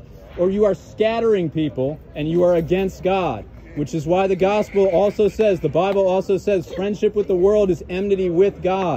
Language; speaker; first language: English; native; English